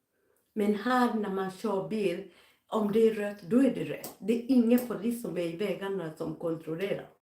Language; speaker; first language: Swedish; non-native, fluent; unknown